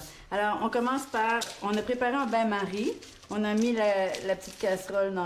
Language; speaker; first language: French; native; French